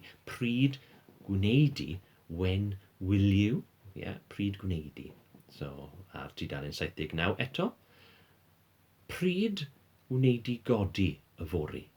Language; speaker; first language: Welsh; non-native, fluent; English